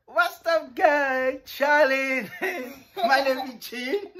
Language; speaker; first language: English; non-native, learner; Haitian Creole